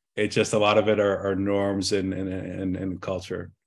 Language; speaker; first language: English; early bilingual, other home language; Arabic